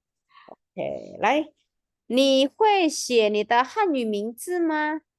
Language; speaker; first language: Chinese; non-native, fluent; Indonesian